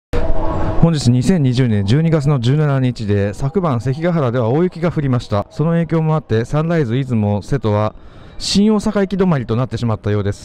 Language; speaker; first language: Japanese; native; Japanese